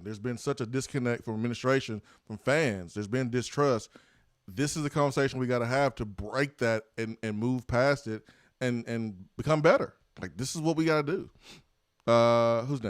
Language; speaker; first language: English; native; English